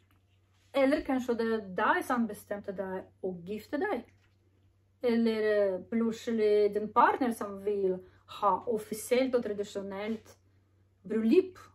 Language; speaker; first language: Norwegian; non-native, learner; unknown